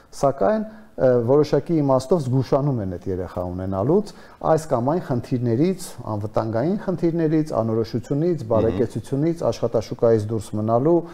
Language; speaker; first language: Armenian; native; Armenian